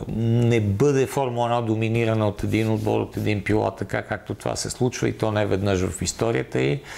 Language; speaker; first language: Bulgarian; native; Bulgarian